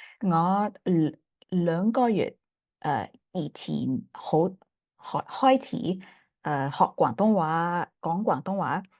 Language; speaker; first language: Cantonese; non-native, learner; English